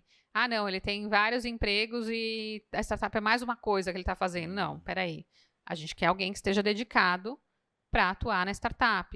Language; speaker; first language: Portuguese; native; Portuguese